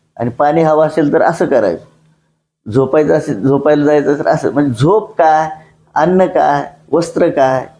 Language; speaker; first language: Marathi; non-native, local second language; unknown